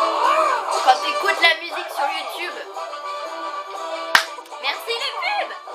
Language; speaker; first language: French; native; French